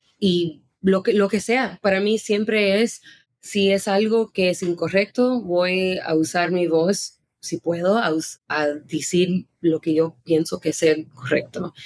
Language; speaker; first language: Spanish; early bilingual, heritage; Spanish